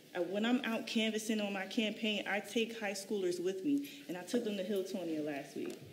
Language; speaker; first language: English; native; English